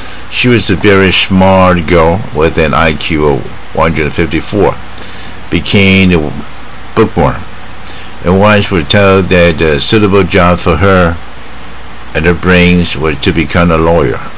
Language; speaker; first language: English; non-native, fluent; Chinese